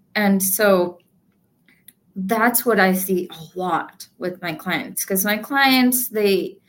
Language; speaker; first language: English; non-native, local second language; Gujarati